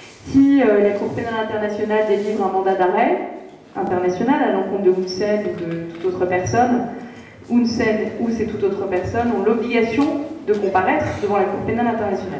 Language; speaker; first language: French; native; French